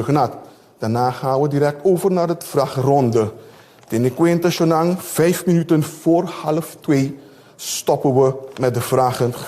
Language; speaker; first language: Dutch; non-native, local second language; Papiamento